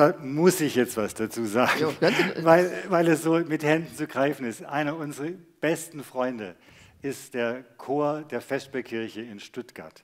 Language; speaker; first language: German; native; German